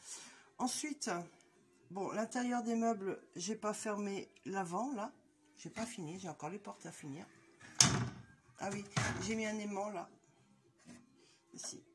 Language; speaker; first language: French; native; French